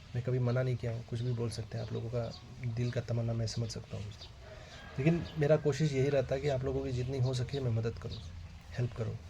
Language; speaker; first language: Hindi; non-native, local second language; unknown